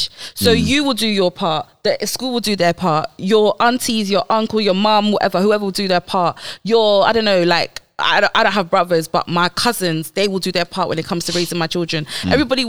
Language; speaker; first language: English; native; English